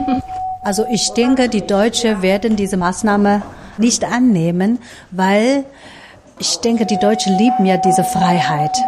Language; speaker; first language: German; non-native, fluent; Chinese